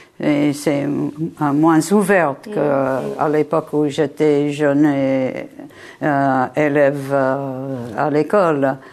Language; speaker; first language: French; non-native, fluent; English